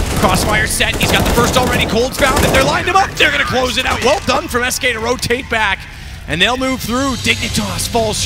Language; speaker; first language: English; native; English